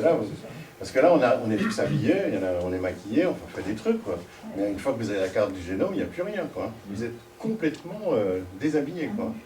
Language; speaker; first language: French; native; French